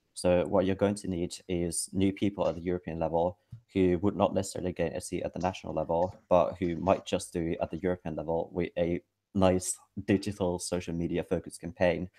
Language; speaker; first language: English; non-native, fluent; Finnish